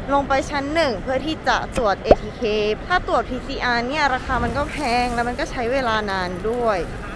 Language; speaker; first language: Thai; non-native, fluent; Korean